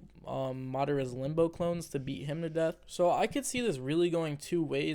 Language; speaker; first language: English; native; English